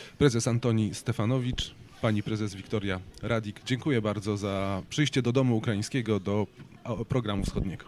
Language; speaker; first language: Polish; native; Polish